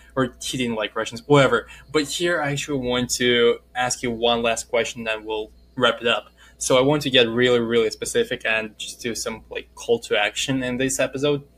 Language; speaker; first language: English; non-native, fluent; Russian